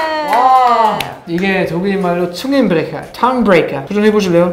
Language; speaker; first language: Korean; non-native, fluent; German